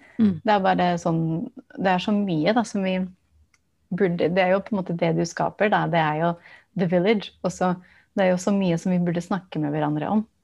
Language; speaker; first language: Norwegian; non-native, fluent; English